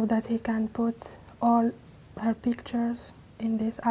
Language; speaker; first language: English; non-native, learner; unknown